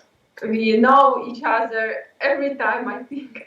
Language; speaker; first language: English; non-native, learner; Ukrainian